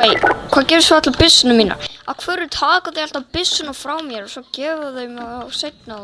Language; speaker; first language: Icelandic; early bilingual, heritage; Icelandic